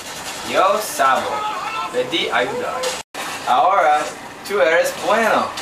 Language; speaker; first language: Spanish; non-native, learner; English